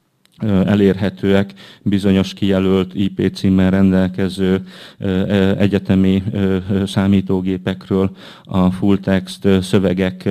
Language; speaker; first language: Hungarian; native; Hungarian